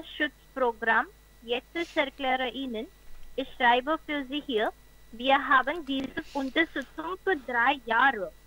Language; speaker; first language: German; non-native, learner; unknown